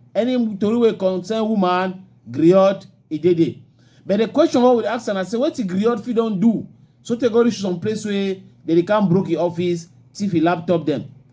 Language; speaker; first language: Nigerian Pidgin; native; Nigerian Pidgin